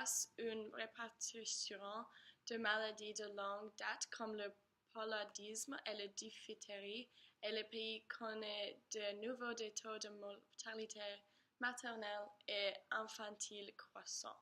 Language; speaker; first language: French; non-native, learner; English